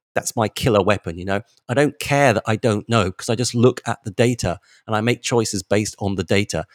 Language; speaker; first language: English; native; English